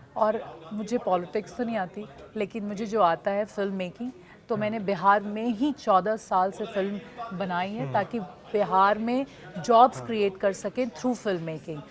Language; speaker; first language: Hindi; non-native, local second language; Bhojpuri